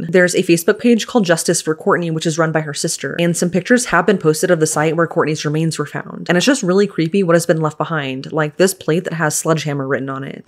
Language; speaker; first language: English; native; English